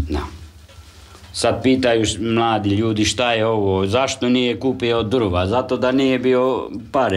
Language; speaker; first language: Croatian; non-native, local second language; Hungarian